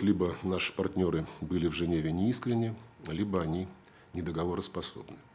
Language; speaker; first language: Russian; native; Russian